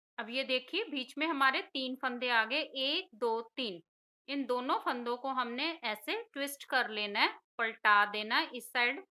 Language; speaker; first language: Hindi; native; Hindi